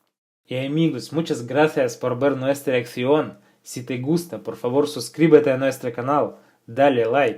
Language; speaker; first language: Spanish; non-native, fluent; Russian